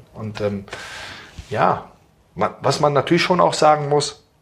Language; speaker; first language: German; native; German